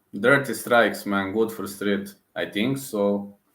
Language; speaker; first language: English; non-native, fluent; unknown